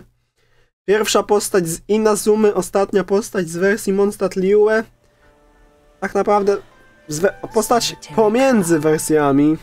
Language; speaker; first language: Polish; native; Polish